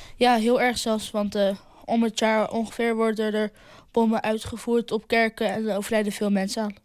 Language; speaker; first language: Dutch; early bilingual, other home language; Arabic